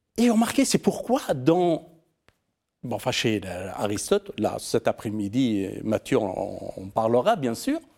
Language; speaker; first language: French; non-native, fluent; Persian